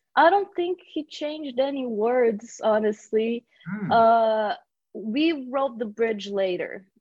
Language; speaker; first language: English; early bilingual, other home language; Bulgarian